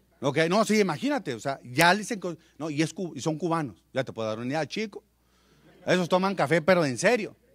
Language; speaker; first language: Spanish; native; Spanish